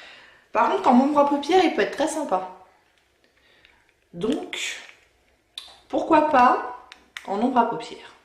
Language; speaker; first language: French; native; French